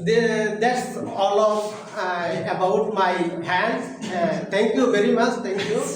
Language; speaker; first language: English; non-native, learner; Bangla